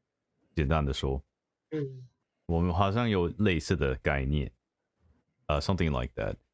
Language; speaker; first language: Chinese; non-native, fluent; English